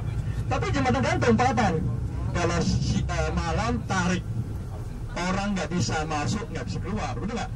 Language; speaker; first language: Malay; non-native, fluent; Chinese